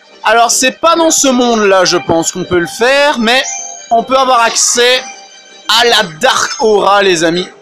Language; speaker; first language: French; native; French